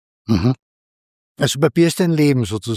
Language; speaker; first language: German; native; German